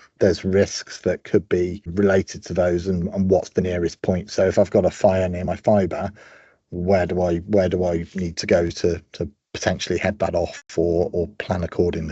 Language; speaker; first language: English; native; English